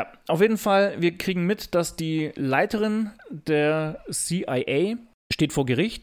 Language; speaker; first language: German; native; German